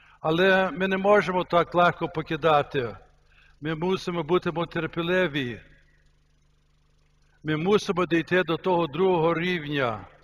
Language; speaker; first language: Ukrainian; early bilingual, heritage; Ukrainian